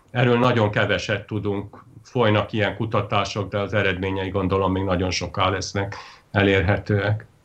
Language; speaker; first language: Hungarian; native; Hungarian